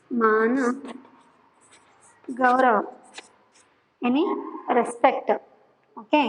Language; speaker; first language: Hindi; non-native, local second language; Kannada